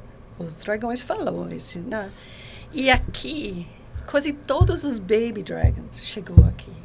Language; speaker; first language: Portuguese; non-native, learner; English